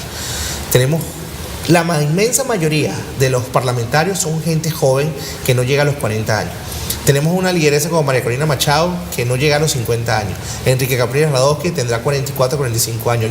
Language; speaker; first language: Spanish; native; Spanish